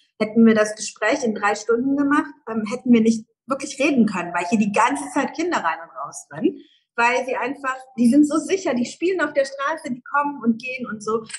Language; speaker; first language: German; early bilingual, other home language; Persian